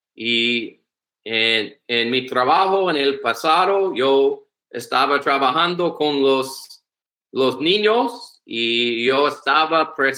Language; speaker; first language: Spanish; non-native, learner; English